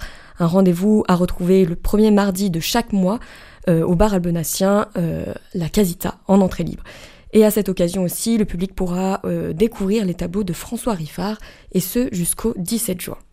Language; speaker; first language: French; native; French